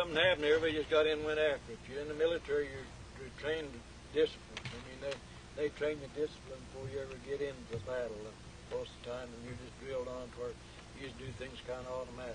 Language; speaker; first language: English; native; English